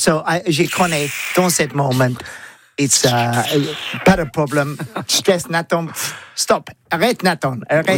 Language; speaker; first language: French; non-native, learner; English